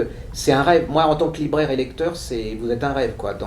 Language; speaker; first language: French; native; French